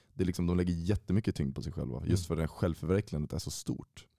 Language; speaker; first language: Swedish; native; Swedish